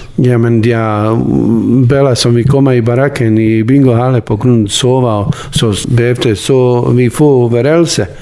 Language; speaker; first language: Danish; non-native, learner; Bosnian